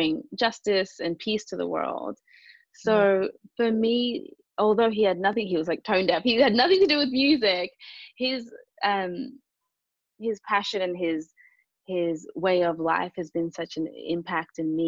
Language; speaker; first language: English; early bilingual, other home language; Japanese